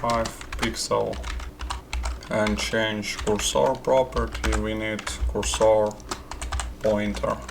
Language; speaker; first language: English; non-native, fluent; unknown